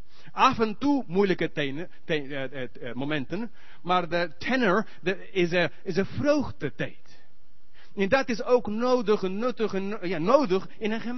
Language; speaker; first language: Dutch; non-native, learner; English